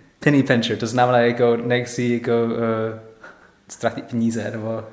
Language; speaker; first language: Czech; non-native, learner; English